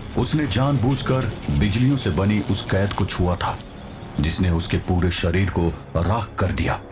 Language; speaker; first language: Hindi; native; Hindi